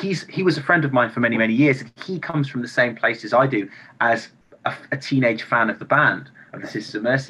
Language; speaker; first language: English; native; English